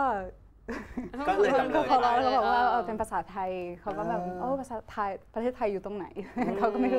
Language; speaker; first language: Thai; non-native, fluent; Portuguese